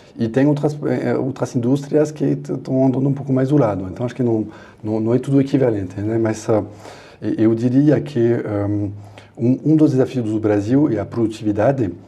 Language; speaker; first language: Portuguese; non-native, fluent; French